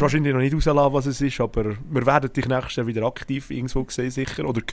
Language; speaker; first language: German; native; German